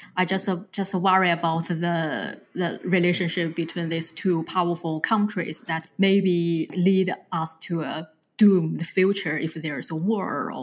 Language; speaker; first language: English; non-native, fluent; Chinese